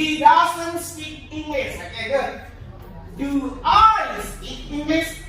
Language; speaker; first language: English; non-native, fluent; Indonesian